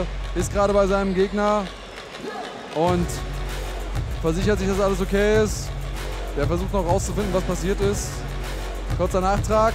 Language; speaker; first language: German; native; German